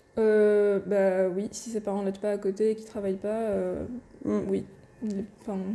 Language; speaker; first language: French; non-native, local second language; Arabic